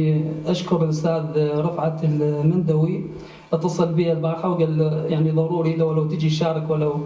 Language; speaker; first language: Arabic; native; Arabic